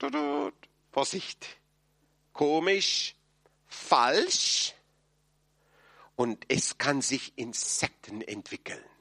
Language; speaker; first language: German; non-native, fluent; English